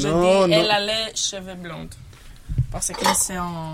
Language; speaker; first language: French; non-native, learner; Greek